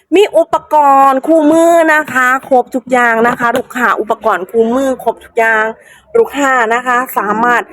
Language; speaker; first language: Thai; native; Thai